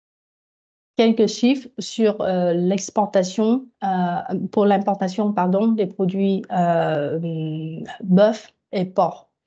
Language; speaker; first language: French; non-native, fluent; Vietnamese